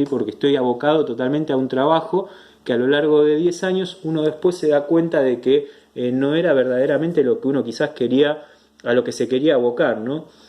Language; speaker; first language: Spanish; native; Spanish